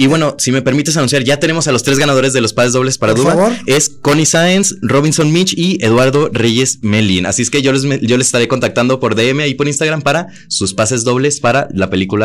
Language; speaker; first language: Spanish; native; Spanish